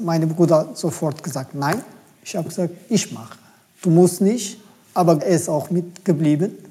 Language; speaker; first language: German; non-native, fluent; Turkish